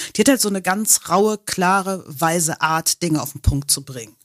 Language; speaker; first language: German; non-native, local second language; English